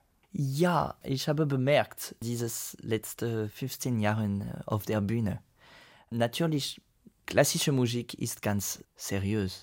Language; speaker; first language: German; non-native, fluent; French